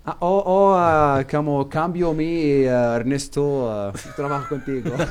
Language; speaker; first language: Spanish; non-native, learner; Arabic